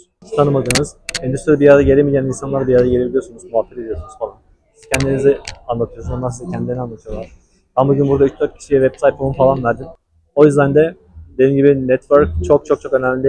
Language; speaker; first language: Turkish; native; Turkish